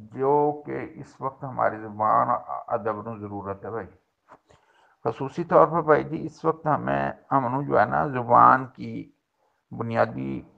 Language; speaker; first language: Urdu; non-native, local second language; Haryanvi